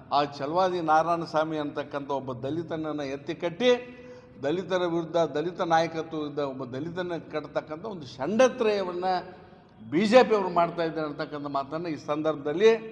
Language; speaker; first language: Kannada; native; Kannada